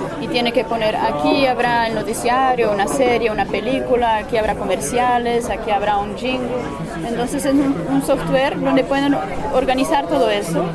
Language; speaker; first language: Spanish; non-native, fluent; Czech